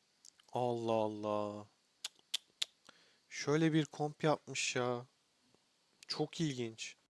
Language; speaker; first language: Turkish; native; Turkish